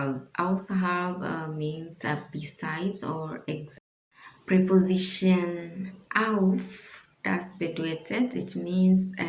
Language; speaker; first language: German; non-native, learner; Swahili